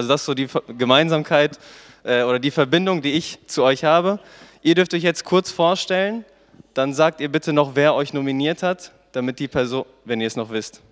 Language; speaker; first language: German; native; German